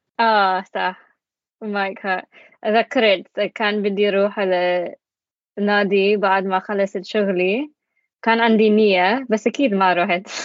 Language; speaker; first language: Arabic; non-native, learner; English